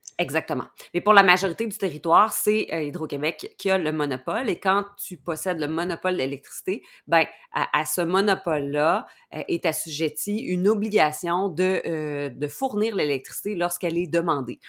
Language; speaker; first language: French; native; French